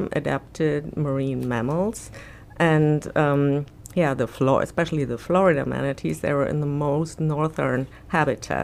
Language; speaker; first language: English; non-native, fluent; German